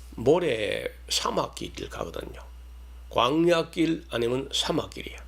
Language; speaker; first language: Korean; native; Korean